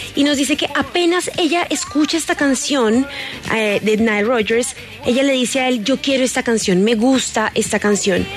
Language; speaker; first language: Spanish; native; Spanish